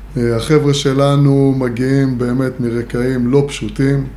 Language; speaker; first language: Hebrew; native; Hebrew